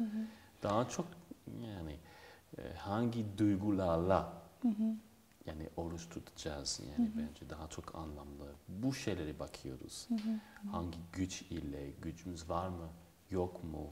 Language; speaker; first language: Turkish; non-native, fluent; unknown